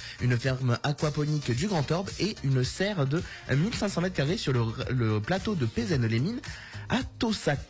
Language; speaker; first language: French; native; French